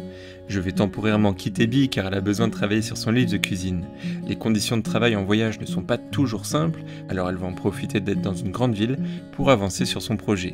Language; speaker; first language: French; native; French